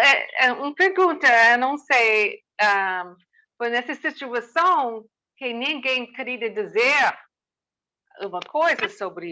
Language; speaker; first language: Portuguese; non-native, learner; English